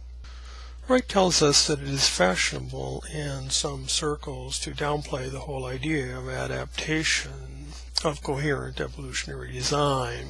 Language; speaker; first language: English; native; English